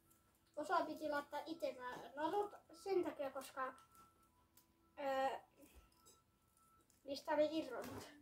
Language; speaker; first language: Finnish; native; Finnish